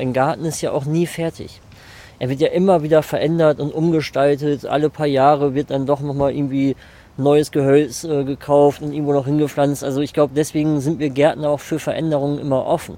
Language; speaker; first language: German; native; German